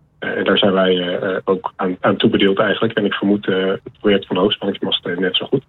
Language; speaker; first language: Dutch; native; Dutch